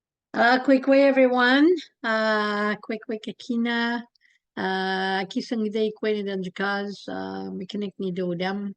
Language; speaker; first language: French; native; French